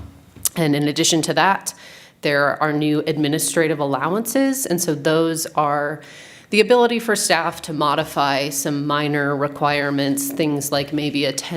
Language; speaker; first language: English; native; English